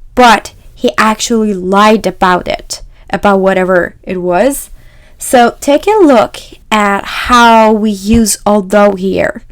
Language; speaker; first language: English; non-native, fluent; Persian